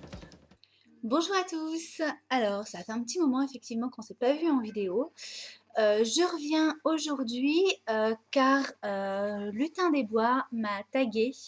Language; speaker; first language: French; native; French